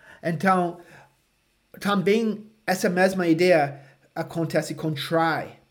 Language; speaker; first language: Portuguese; non-native, fluent; English